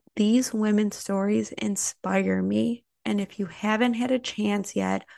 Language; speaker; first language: English; native; English